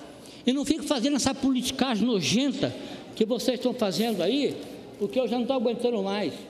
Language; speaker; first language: Portuguese; native; Portuguese